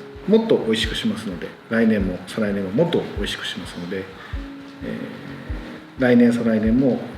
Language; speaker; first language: Japanese; native; Japanese